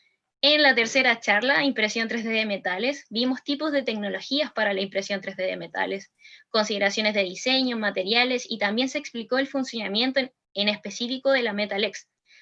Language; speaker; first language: Spanish; native; Spanish